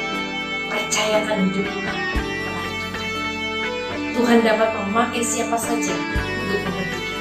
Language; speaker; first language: Indonesian; native; Indonesian